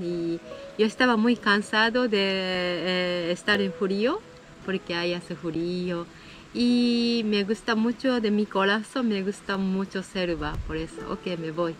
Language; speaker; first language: Spanish; non-native, learner; Japanese